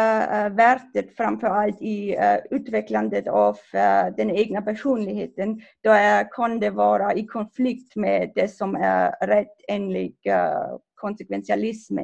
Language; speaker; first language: Swedish; non-native, fluent; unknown